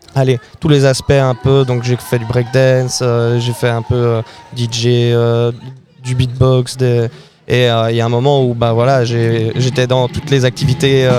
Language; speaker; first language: French; native; French